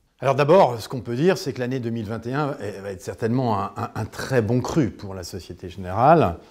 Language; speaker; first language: French; native; French